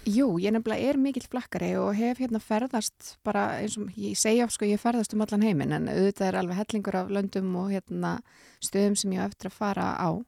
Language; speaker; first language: Icelandic; native; Icelandic